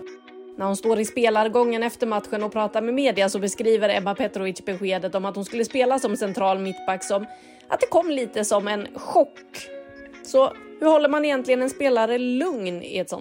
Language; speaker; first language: Swedish; native; Swedish